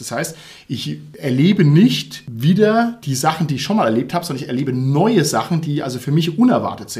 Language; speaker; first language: German; native; German